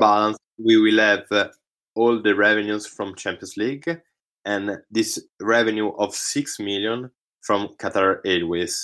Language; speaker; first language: English; non-native, learner; Italian